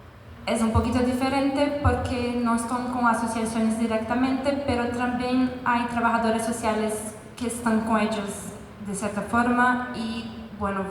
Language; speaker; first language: Spanish; non-native, fluent; French